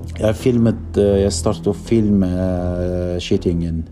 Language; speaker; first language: Norwegian; non-native, fluent; Persian